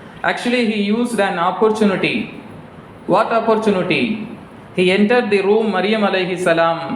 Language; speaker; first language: English; non-native, local second language; Tamil